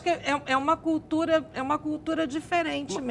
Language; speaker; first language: Portuguese; native; Portuguese